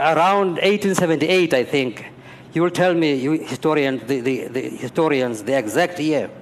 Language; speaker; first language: English; non-native, local second language; Xhosa